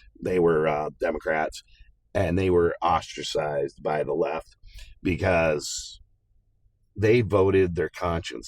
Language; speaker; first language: English; native; English